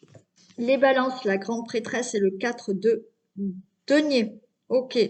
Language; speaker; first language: French; native; French